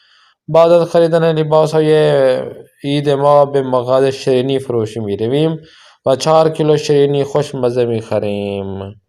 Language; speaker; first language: Persian; non-native, fluent; Urdu